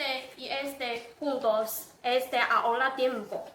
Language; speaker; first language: Spanish; non-native, learner; Chinese